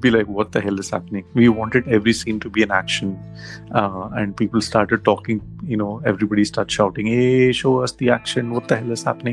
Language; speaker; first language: English; non-native, local second language; Tamil